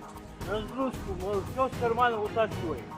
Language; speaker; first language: Russian; native; Russian